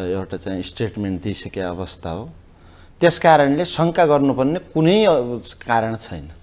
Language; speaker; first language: Nepali; native; Nepali